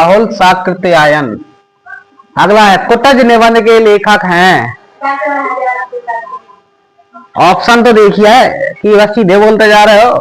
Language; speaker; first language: Hindi; native; Hindi